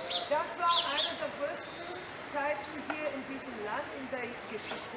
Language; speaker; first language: German; non-native, fluent; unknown